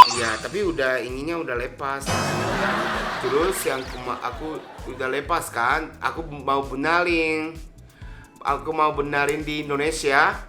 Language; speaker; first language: Indonesian; non-native, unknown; Japanese